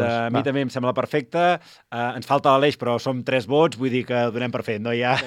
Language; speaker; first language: Catalan; native; Catalan